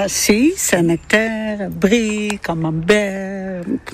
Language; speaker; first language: French; non-native, learner; Dutch